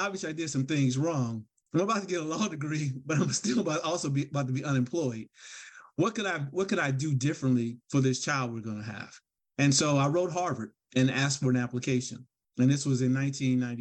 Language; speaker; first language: English; native; English